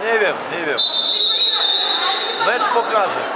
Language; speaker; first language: Polish; non-native, learner; Russian